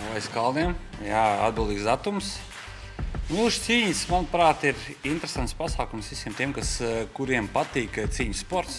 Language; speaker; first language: Latvian; native; Latvian